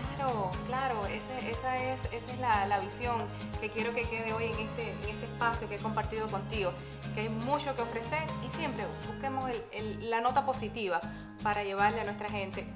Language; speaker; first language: Spanish; native; Spanish